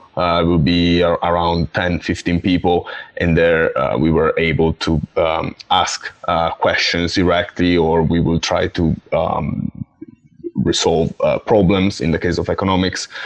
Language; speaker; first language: English; non-native, fluent; Italian